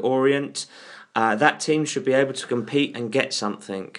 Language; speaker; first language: English; native; English